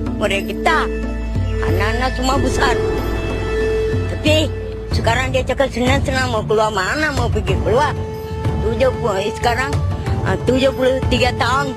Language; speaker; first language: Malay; non-native, local second language; Tamil